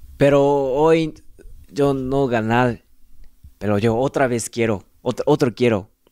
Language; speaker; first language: Spanish; non-native, learner; Japanese